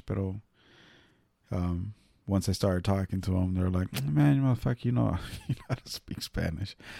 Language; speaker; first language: English; early bilingual, other home language; Spanish